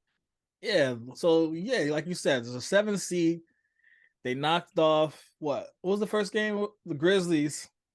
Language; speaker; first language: English; native; English